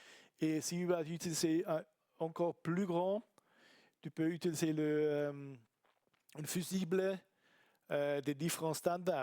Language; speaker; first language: French; non-native, learner; Italian